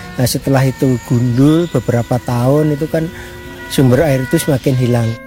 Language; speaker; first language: Indonesian; non-native, local second language; Javanese